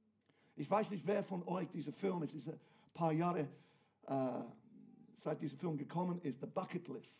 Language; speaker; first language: German; non-native, fluent; English